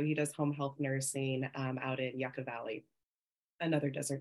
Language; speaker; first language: English; native; English